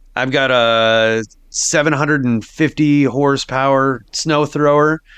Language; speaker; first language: English; native; English